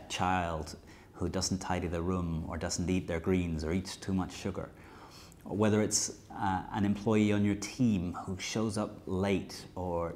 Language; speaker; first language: English; native; English